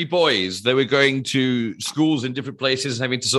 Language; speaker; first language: English; native; English